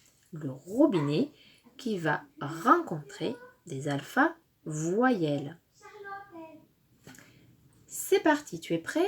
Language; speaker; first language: French; native; French